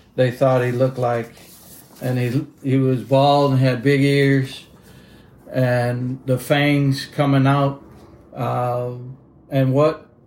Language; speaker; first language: English; native; English